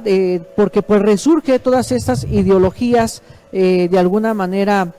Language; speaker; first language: Spanish; native; Spanish